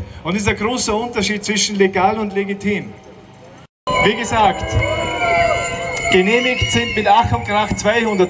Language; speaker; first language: German; native; German